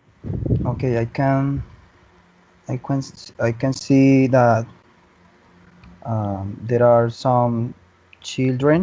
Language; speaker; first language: English; non-native, learner; Spanish